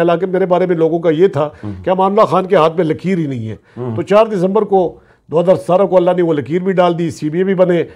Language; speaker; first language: Urdu; non-native, local second language; Pashto